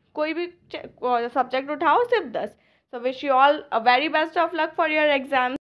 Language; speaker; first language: Hindi; native; Hindi